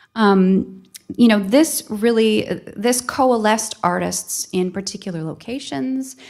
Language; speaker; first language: English; native; English